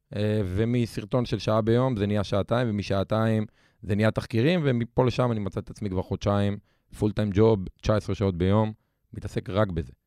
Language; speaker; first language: Hebrew; native; Hebrew